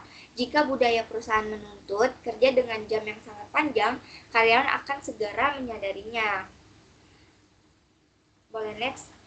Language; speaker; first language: Indonesian; native; Indonesian